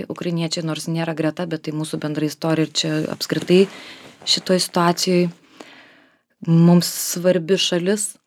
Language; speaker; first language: Lithuanian; native; Lithuanian